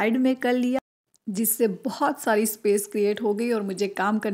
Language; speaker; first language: Hindi; non-native, local second language; Gujarati